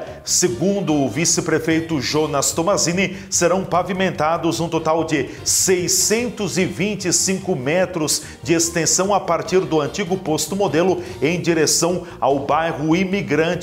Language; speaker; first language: Portuguese; native; Portuguese